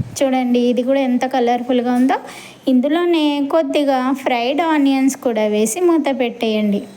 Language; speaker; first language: Telugu; non-native, local second language; Urdu